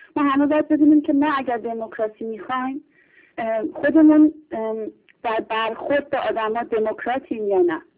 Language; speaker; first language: Persian; early bilingual, heritage; Persian